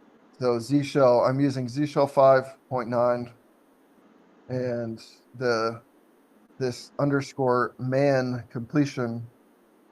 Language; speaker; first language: English; native; English